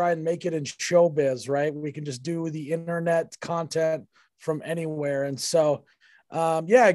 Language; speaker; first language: English; native; English